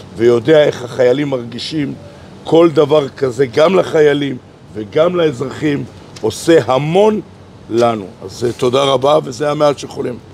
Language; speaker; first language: Hebrew; native; Hebrew